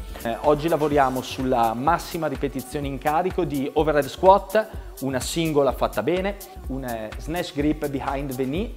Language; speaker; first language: Italian; native; Italian